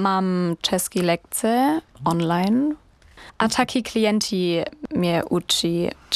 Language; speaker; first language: Czech; non-native, learner; German